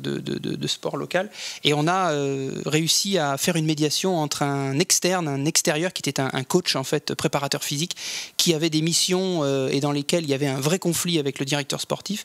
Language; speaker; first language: French; native; French